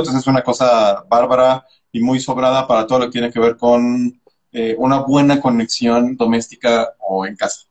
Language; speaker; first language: Spanish; native; Spanish